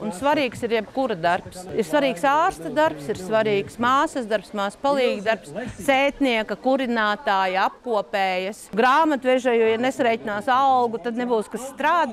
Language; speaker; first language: Latvian; native; Latvian